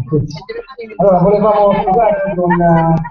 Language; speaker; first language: Italian; native; Italian